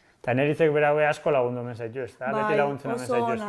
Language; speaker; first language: Basque; native; Basque